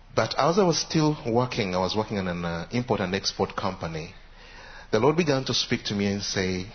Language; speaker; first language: English; non-native, local second language; Ganda